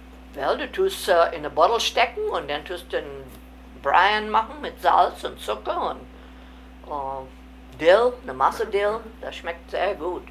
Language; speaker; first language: German; early bilingual, heritage; German